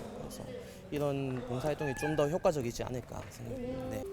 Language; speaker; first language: Korean; native; Korean